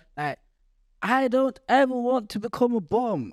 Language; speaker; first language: English; early bilingual, other home language; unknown